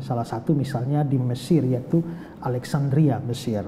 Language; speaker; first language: Indonesian; native; Indonesian